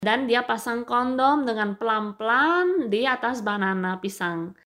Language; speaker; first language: Indonesian; non-native, fluent; Spanish